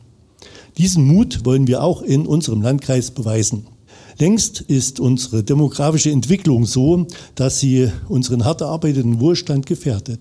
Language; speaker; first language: German; native; German